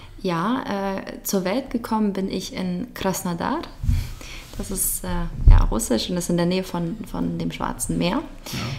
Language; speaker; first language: German; early bilingual, other home language; Russian